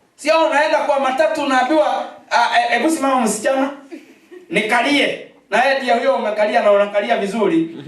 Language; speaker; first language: Swahili; non-native, local second language; Kikuyu